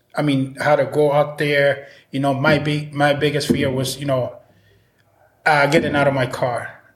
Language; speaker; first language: English; non-native, fluent; Spanish